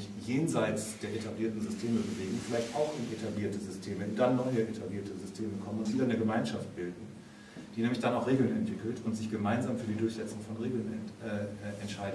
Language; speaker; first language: German; native; German